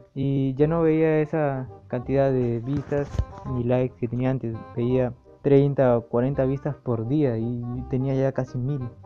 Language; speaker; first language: Spanish; native; Spanish